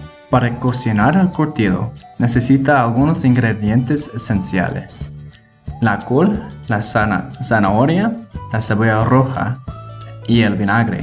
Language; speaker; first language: Spanish; non-native, learner; English